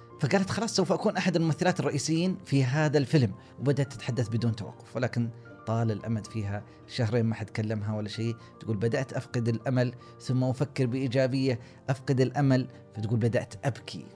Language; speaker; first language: Arabic; native; Arabic